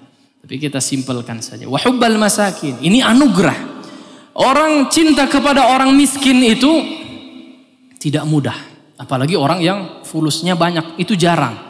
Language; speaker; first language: Indonesian; native; Indonesian